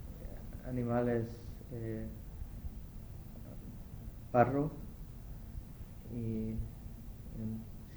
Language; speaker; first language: Spanish; non-native, learner; English